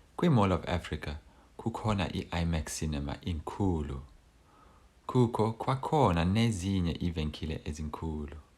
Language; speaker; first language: Xhosa; non-native, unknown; English